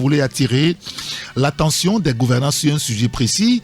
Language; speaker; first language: French; native; French